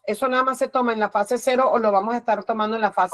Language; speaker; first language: Spanish; native; Spanish